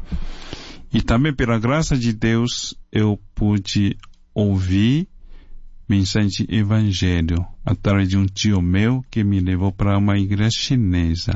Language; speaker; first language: Portuguese; non-native, fluent; Chinese